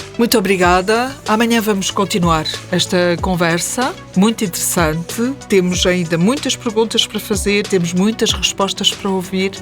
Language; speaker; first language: Portuguese; native; Portuguese